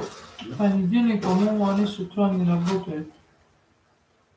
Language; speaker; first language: Russian; non-native, fluent; Tajik